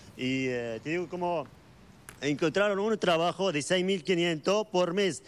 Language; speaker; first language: Spanish; non-native, learner; Arabic